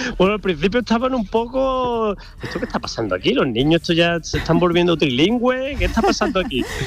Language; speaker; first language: Spanish; native; Spanish